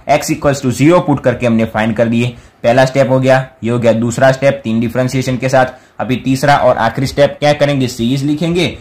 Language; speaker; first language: Hindi; non-native, local second language; Gujarati